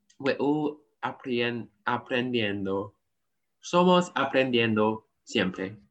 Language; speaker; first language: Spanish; non-native, learner; English